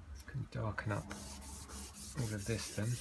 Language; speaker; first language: English; native; English